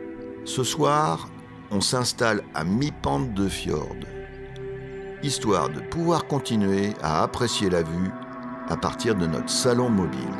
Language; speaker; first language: French; native; French